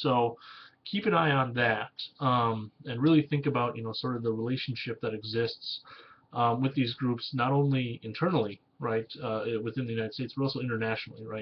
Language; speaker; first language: English; native; English